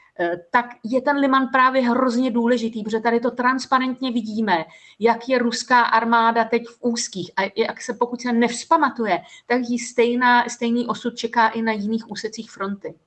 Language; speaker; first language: Czech; native; Czech